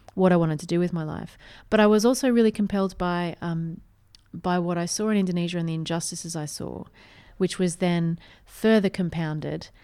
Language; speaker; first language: English; native; English